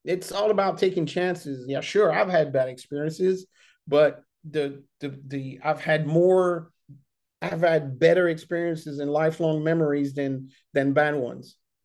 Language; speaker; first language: English; early bilingual, other home language; French